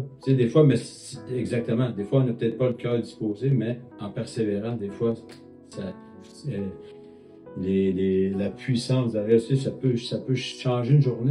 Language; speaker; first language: French; native; French